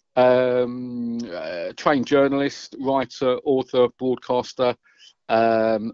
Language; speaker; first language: English; native; English